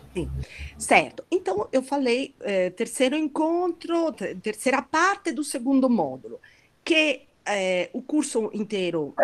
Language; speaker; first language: Portuguese; non-native, fluent; Italian